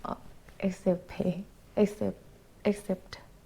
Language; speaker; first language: English; non-native, learner; Thai